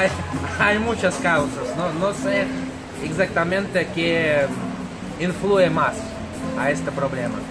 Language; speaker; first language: Spanish; non-native, fluent; Russian